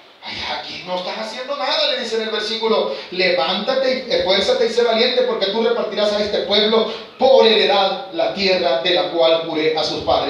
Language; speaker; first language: Spanish; native; Spanish